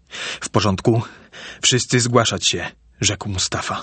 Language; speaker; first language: Polish; native; Polish